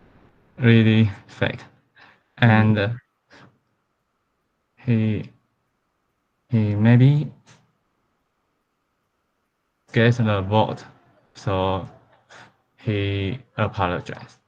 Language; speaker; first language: English; non-native, learner; Chinese